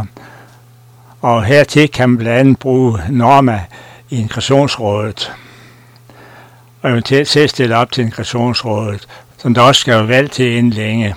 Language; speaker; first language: Danish; native; Danish